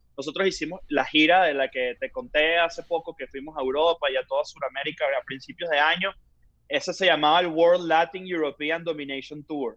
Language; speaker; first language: Spanish; native; Spanish